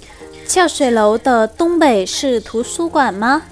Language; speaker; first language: Chinese; non-native, learner; Vietnamese